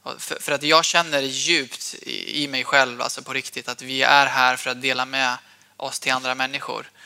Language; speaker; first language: Swedish; early bilingual, other home language; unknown